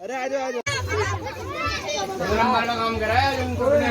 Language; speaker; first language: Hindi; native; Hindi